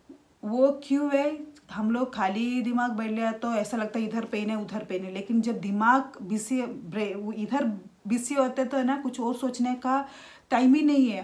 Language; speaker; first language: Hindi; non-native, local second language; Malayalam